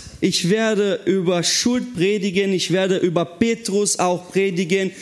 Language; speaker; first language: German; non-native, fluent; Portuguese